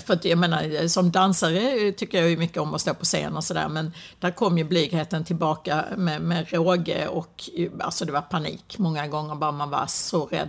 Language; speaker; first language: Swedish; native; Swedish